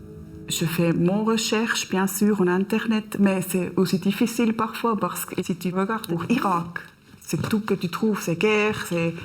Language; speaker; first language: French; non-native, learner; German